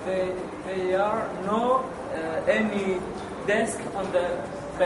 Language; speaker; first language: English; non-native, learner; Arabic